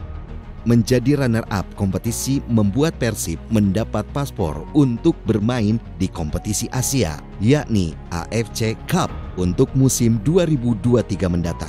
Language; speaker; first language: Indonesian; native; Indonesian